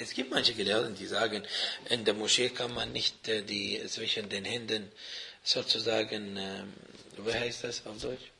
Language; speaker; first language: German; non-native, fluent; Arabic